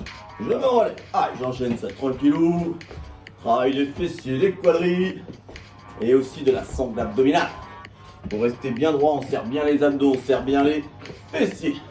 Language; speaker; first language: French; native; French